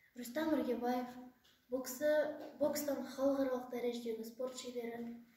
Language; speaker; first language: Kazakh; native; Kazakh